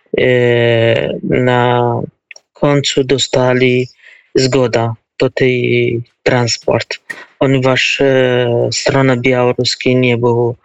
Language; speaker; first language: Polish; non-native, learner; Kurdish